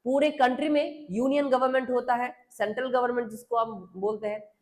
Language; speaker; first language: Hindi; non-native, local second language; Bangla